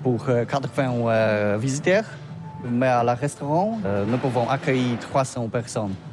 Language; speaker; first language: French; non-native, learner; Polish